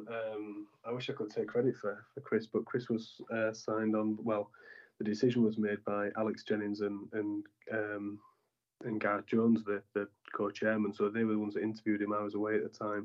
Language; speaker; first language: English; native; English